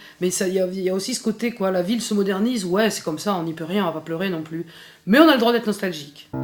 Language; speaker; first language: French; native; French